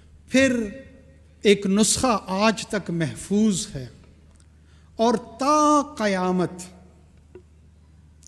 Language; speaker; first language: Urdu; non-native, local second language; Pashto